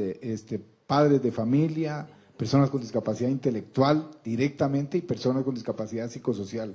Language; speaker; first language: Spanish; native; Spanish